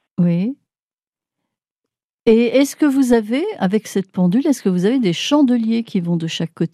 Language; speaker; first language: French; native; French